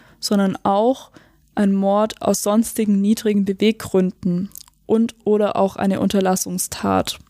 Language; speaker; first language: German; native; German